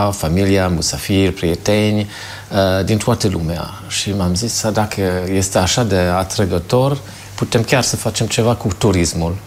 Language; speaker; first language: Romanian; non-native, fluent; German